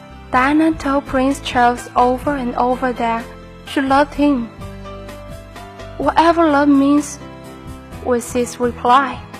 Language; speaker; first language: English; non-native, fluent; Chinese